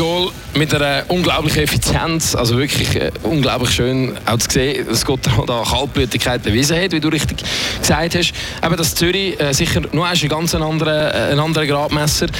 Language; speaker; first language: German; native; German